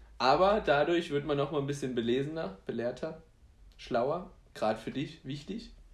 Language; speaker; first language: German; early bilingual, other home language; Polish